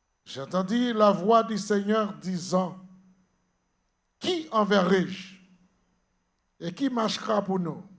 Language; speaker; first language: French; non-native, local second language; Haitian Creole